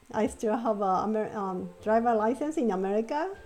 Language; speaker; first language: English; non-native, fluent; Japanese